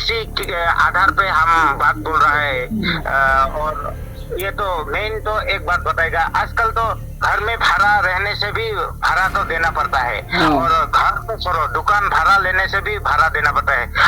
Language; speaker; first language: Hindi; non-native, local second language; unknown